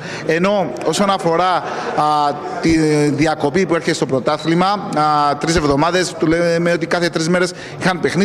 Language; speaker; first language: Greek; native; Greek